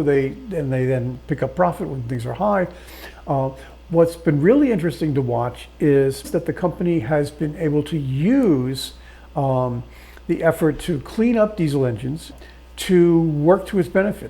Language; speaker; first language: English; native; English